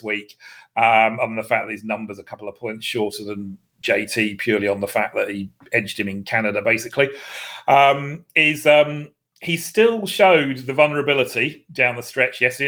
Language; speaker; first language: English; native; English